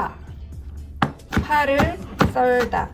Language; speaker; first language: Korean; native; Korean